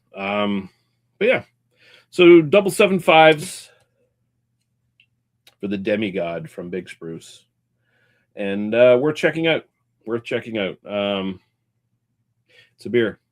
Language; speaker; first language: English; native; English